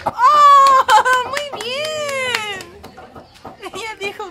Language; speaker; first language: Spanish; non-native, fluent; English